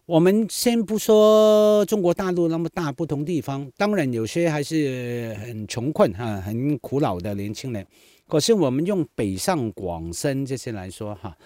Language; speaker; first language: Chinese; non-native, local second language; Cantonese